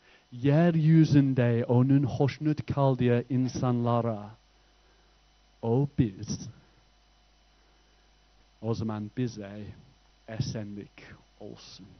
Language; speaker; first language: Turkish; non-native, fluent; English